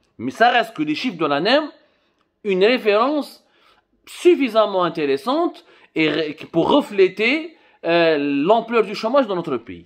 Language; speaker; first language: French; non-native, local second language; Arabic